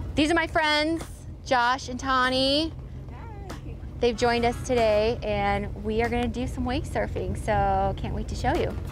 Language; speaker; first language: English; native; English